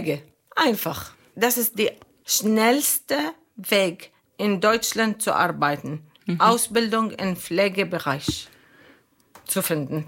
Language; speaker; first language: German; non-native, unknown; Arabic